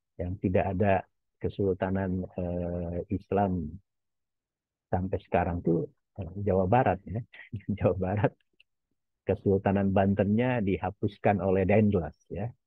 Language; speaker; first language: Indonesian; non-native, local second language; Javanese